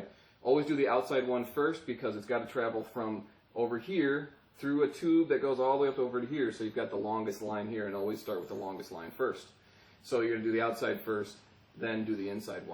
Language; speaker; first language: English; native; English